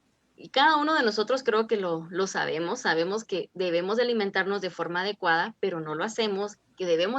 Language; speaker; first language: Spanish; native; Spanish